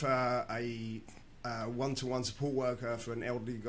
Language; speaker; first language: English; native; English